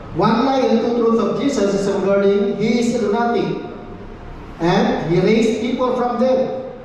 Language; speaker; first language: English; non-native, local second language; Filipino